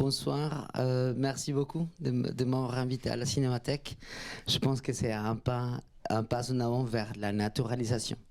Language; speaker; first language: French; non-native, fluent; Spanish